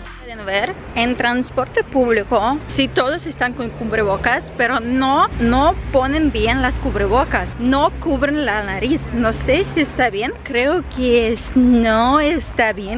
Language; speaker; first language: Spanish; non-native, fluent; Ukrainian